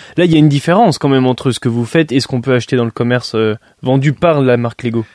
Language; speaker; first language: French; native; French